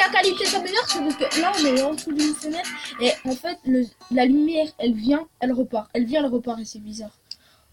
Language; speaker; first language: French; native; French